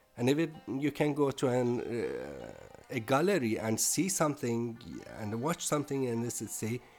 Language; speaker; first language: English; non-native, fluent; Persian